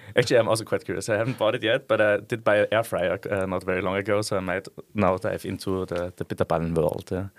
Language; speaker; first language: English; non-native, fluent; German